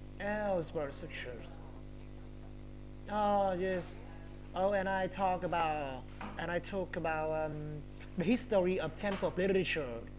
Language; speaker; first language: English; non-native, learner; Vietnamese